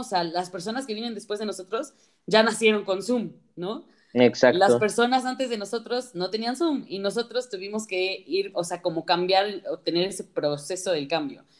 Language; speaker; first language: Spanish; native; Spanish